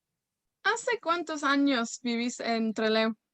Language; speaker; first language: Spanish; non-native, fluent; Welsh